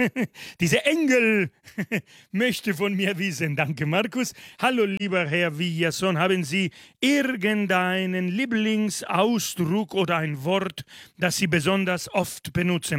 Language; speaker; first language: German; non-native, fluent; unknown